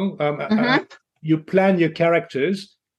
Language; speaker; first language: English; non-native, fluent; French